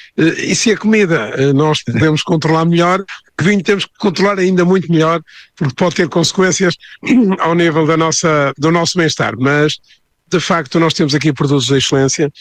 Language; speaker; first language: Portuguese; native; Portuguese